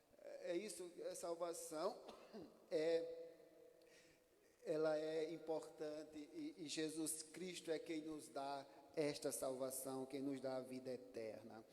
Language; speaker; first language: Portuguese; native; Portuguese